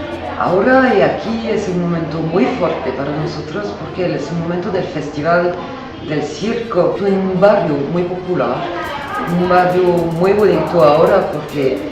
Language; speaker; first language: Spanish; non-native, fluent; French